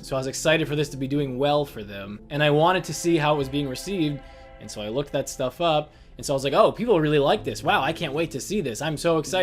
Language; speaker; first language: English; native; English